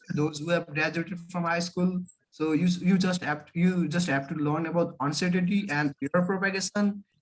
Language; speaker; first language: English; non-native, local second language; Nepali